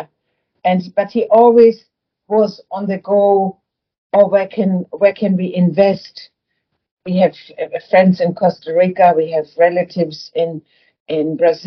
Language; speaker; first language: English; non-native, fluent; German